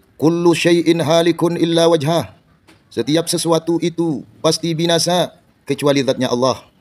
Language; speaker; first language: Indonesian; non-native, local second language; Madurese